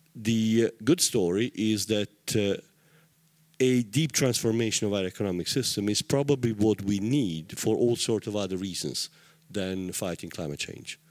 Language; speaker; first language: English; non-native, fluent; Italian